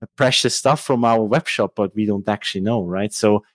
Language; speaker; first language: English; non-native, fluent; Swiss German